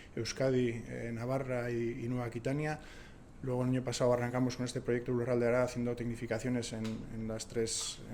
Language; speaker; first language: Spanish; native; Spanish